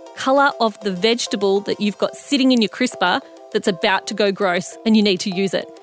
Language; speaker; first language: English; early bilingual, other home language; Hindi